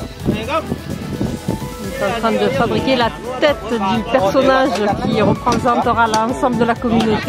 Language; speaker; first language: French; native; French